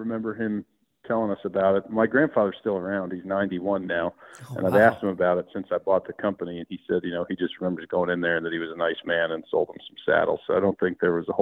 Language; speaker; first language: English; native; English